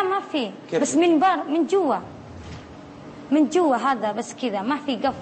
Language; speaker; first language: Arabic; non-native, learner; Indonesian